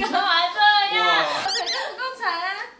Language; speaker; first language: Chinese; native; Chinese